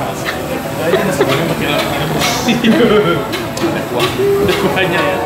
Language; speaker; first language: Indonesian; native; Indonesian